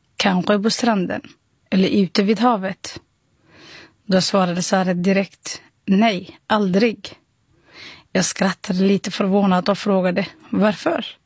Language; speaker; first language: Swedish; non-native, fluent; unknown